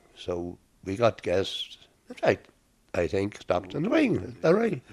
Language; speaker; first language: English; native; English